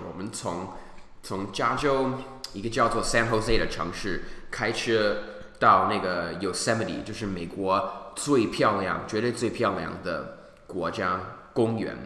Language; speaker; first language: Chinese; non-native, fluent; English